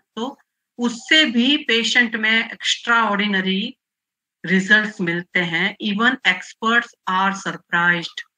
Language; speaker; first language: Hindi; non-native, local second language; Gujarati